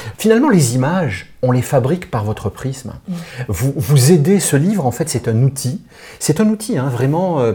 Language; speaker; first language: French; native; French